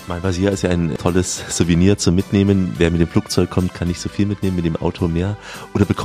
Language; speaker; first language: German; native; German